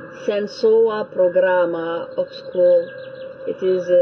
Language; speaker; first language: Dutch; non-native, learner; French